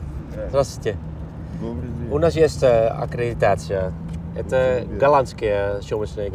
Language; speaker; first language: Russian; non-native, fluent; Dutch